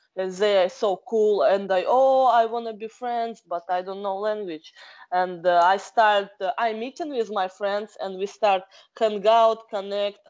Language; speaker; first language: English; non-native, learner; Kazakh